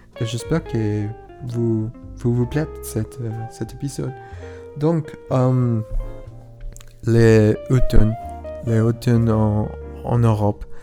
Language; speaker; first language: French; non-native, learner; Spanish